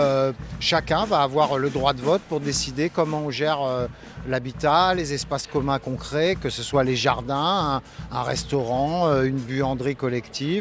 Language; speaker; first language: French; native; French